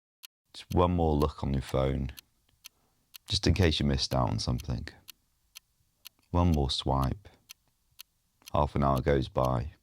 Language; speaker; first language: English; native; English